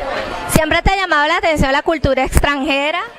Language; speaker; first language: Spanish; native; Spanish